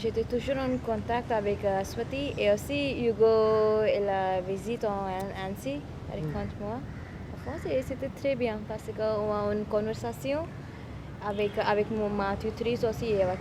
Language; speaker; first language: French; non-native, learner; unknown